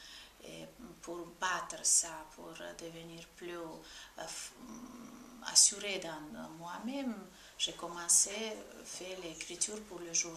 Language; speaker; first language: French; non-native, fluent; Georgian